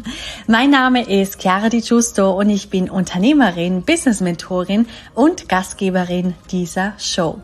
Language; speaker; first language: German; native; German